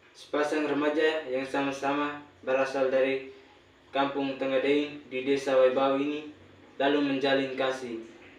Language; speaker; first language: Indonesian; non-native, local second language; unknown